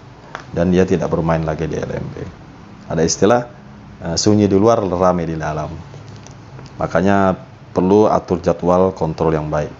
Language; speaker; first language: Indonesian; native; Indonesian